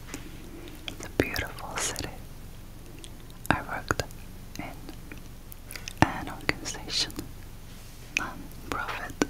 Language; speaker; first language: English; non-native, fluent; Turkish